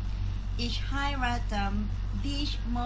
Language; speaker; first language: German; non-native, learner; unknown